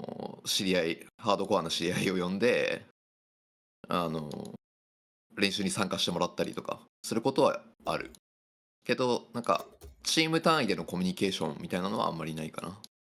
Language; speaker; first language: Japanese; native; Japanese